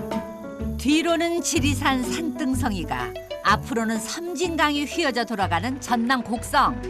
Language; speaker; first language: Korean; native; Korean